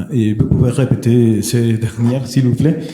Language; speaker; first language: French; non-native, fluent; Spanish